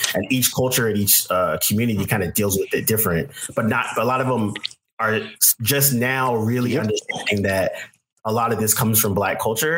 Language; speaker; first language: English; native; English